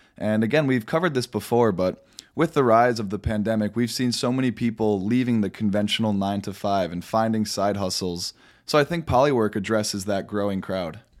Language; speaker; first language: English; native; English